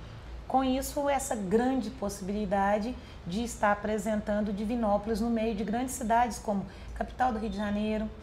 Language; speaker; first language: Portuguese; native; Portuguese